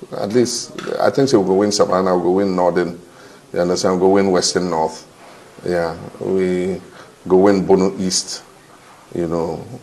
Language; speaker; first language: Nigerian Pidgin; non-native, fluent; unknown